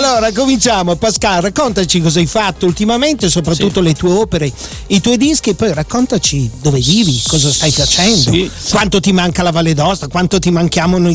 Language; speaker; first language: Italian; native; Italian